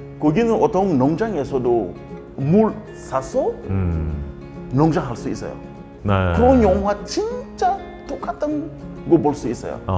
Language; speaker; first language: Korean; non-native, learner; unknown